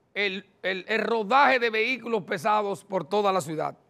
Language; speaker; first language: Spanish; native; Spanish